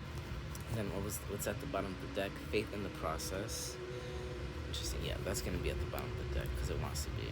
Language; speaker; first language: English; native; English